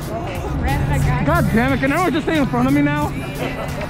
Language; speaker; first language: English; native; English